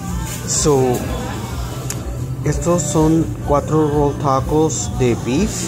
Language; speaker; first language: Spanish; early bilingual, heritage; Spanish